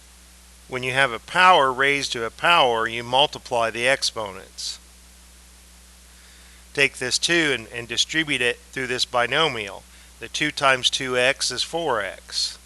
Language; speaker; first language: English; native; English